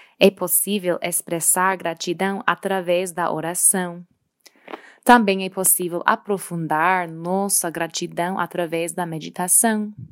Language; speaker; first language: Portuguese; non-native, fluent; English